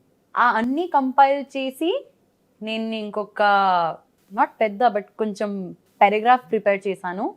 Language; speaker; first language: Telugu; non-native, learner; Gujarati